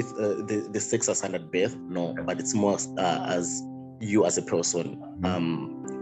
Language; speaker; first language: English; non-native, local second language; Nyanja